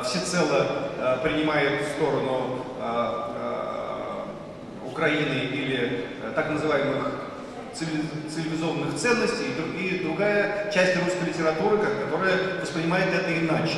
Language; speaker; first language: Russian; native; Russian